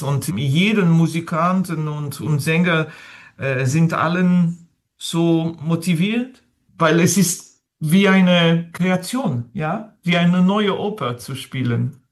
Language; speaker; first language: German; non-native, fluent; French